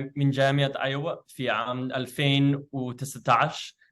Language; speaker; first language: Arabic; non-native, fluent; English